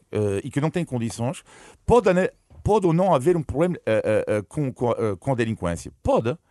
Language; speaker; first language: Portuguese; non-native, fluent; French